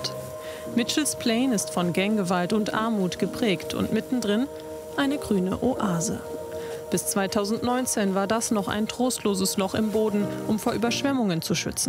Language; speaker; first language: German; native; German